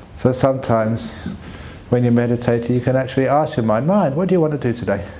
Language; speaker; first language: English; native; English